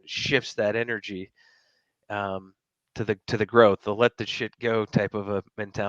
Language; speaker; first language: English; native; English